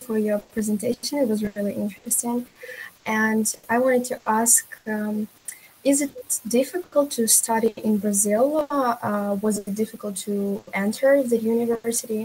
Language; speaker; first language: English; non-native, fluent; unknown